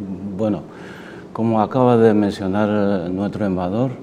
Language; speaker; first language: Spanish; non-native, fluent; Chinese